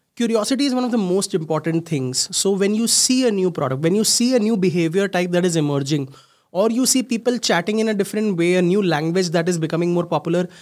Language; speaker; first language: English; non-native, local second language; Hindi